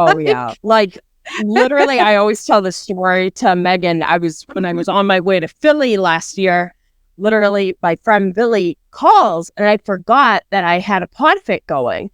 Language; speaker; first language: English; native; English